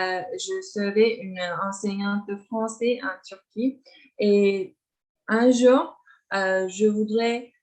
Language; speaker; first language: French; non-native, fluent; Turkish